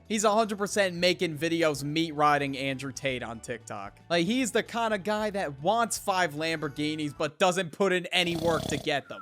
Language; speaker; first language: English; native; English